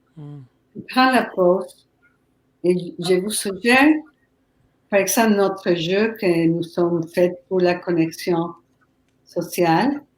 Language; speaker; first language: French; non-native, fluent; Spanish